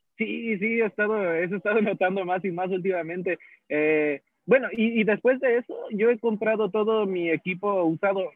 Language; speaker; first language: Spanish; early bilingual, heritage; Spanish